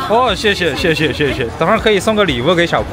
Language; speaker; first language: Chinese; native; Chinese